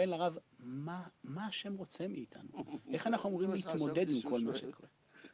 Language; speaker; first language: Hebrew; non-native, fluent; English